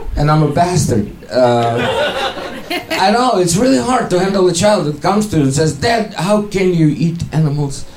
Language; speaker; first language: English; non-native, fluent; Ukrainian